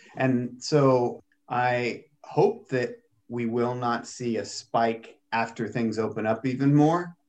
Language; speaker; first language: English; native; English